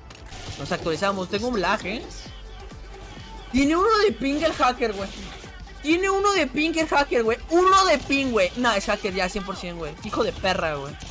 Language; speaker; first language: Spanish; native; Spanish